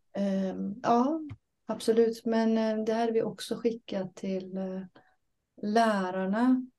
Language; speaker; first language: Swedish; non-native, fluent; Persian